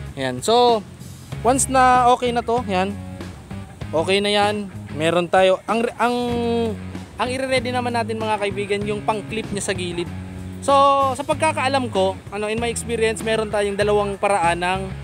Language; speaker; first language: Filipino; non-native, local second language; Bikol